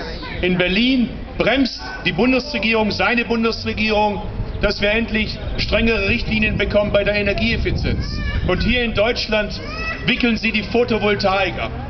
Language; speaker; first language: German; early bilingual, other home language; Turkish